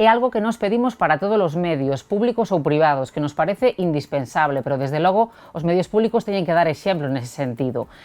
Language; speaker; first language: Galician; non-native, local second language; Spanish